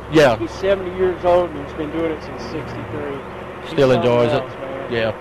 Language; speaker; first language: English; native; English